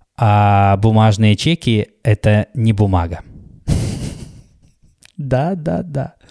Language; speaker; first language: Russian; native; Russian